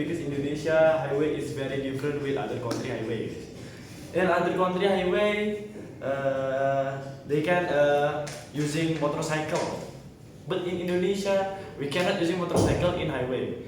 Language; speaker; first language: English; non-native, learner; Indonesian